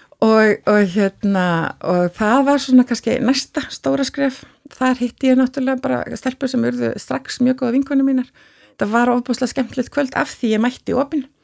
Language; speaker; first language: Icelandic; native; Icelandic